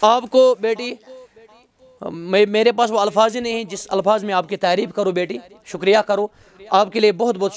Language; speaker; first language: Hindi; non-native, local second language; Kashmiri